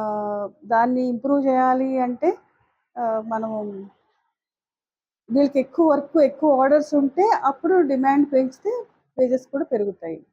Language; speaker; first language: Telugu; native; Telugu